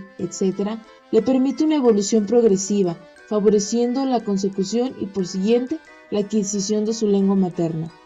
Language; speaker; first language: Spanish; native; Spanish